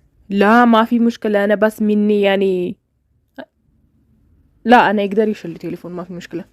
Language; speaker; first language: Arabic; non-native, learner; Amharic